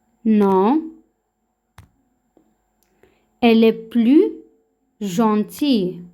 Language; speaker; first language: French; non-native, local second language; Arabic